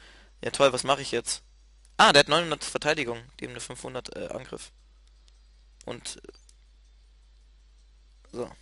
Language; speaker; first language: German; native; German